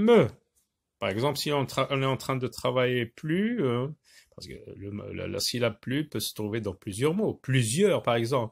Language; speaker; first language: French; non-native, local second language; Arabic